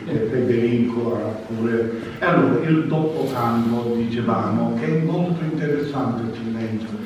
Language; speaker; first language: Italian; native; Italian